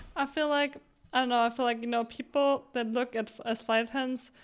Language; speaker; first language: English; non-native, fluent; German